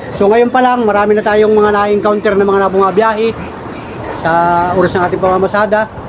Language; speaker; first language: Filipino; native; Filipino